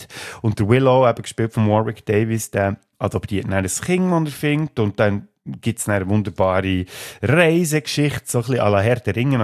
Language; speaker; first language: German; native; German